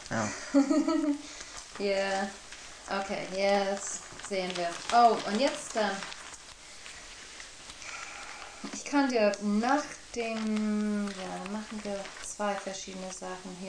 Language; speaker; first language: German; non-native, fluent; English